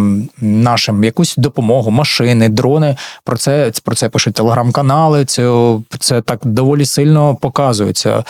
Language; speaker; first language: Ukrainian; native; Ukrainian